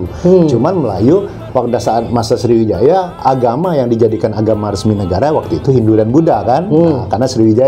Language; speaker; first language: Indonesian; native; Indonesian